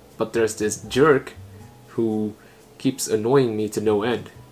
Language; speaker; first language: English; non-native, fluent; Vietnamese